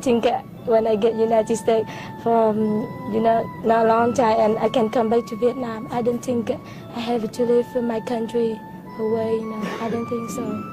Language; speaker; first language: English; non-native, learner; Vietnamese